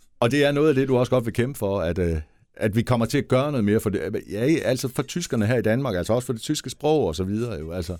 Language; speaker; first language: Danish; native; Danish